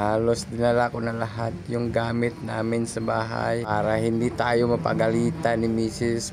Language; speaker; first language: Filipino; non-native, local second language; Cebuano